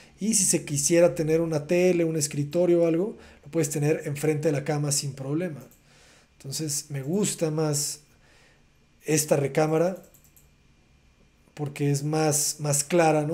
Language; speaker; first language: Spanish; native; Spanish